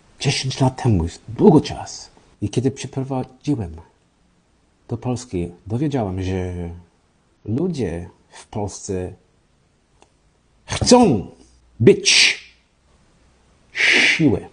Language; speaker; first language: Polish; non-native, learner; English